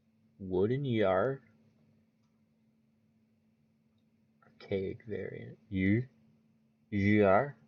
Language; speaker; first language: Chinese; non-native, learner; English